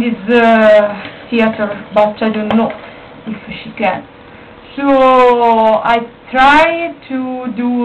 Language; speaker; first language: English; non-native, learner; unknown